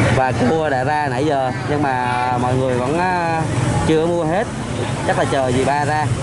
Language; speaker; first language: Vietnamese; native; Vietnamese